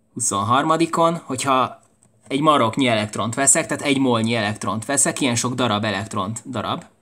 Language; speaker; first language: Hungarian; native; Hungarian